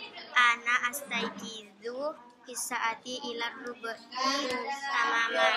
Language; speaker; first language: Arabic; non-native, learner; Indonesian